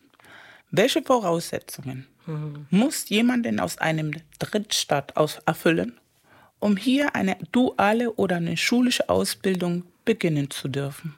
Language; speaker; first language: German; non-native, fluent; Spanish